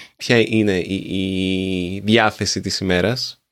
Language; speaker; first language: Greek; native; Greek